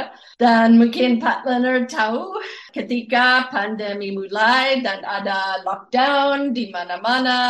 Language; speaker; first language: Indonesian; non-native, fluent; English